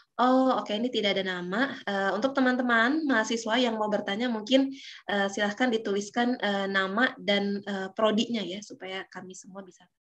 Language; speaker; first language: Indonesian; native; Indonesian